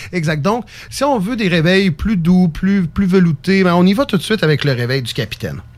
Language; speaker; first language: French; native; French